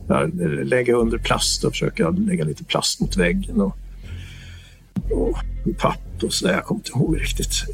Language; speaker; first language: Swedish; native; Swedish